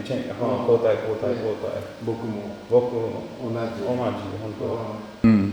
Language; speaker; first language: Japanese; non-native, learner; English